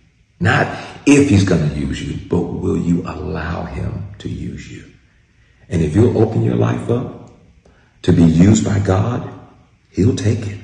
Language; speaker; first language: English; native; English